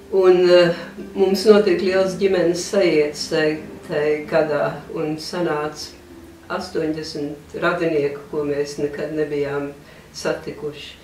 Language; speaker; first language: Latvian; early bilingual, heritage; Latvian